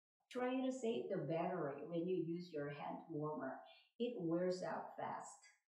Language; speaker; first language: English; non-native, fluent; Korean